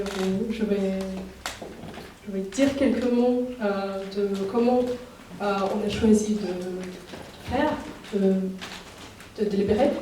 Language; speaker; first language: French; non-native, fluent; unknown